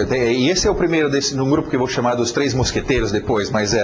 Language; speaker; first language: Portuguese; non-native, fluent; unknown